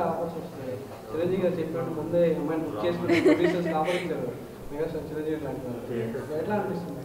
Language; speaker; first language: Telugu; native; Telugu